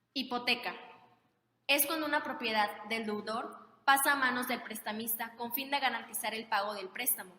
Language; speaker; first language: Spanish; native; Spanish